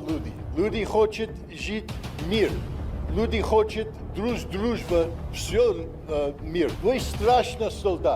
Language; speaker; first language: Russian; non-native, learner; English